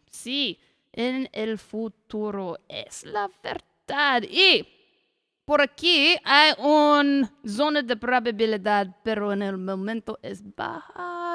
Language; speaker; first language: Spanish; non-native, learner; English